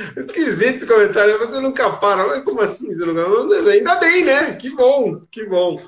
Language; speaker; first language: Portuguese; native; Portuguese